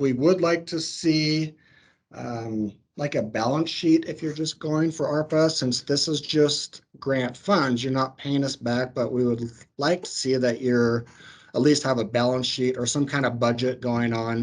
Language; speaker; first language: English; native; English